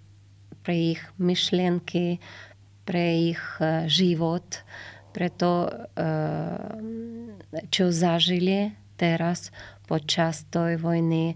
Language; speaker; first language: Slovak; non-native, learner; Ukrainian